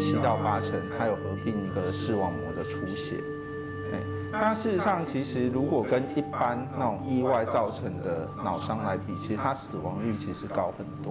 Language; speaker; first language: Chinese; native; Chinese